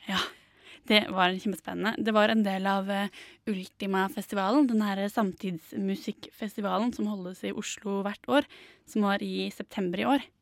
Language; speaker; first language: Norwegian; native; Norwegian